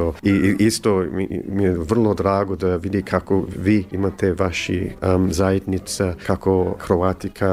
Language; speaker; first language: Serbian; early bilingual, heritage; English